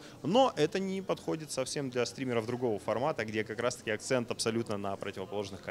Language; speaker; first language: Russian; native; Russian